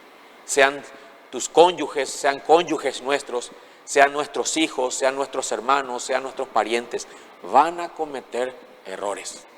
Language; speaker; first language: Spanish; native; Spanish